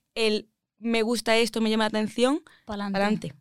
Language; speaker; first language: Spanish; native; Spanish